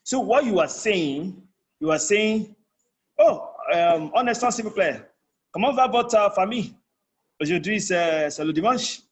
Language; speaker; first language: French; non-native, fluent; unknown